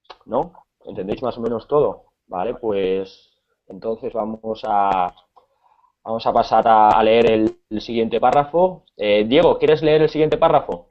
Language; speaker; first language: Spanish; native; Spanish